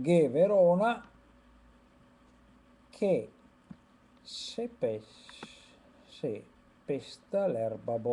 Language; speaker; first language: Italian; native; Italian